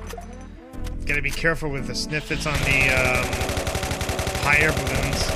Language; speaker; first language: English; native; English